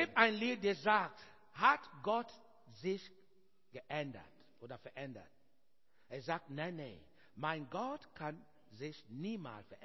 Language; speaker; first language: German; non-native, learner; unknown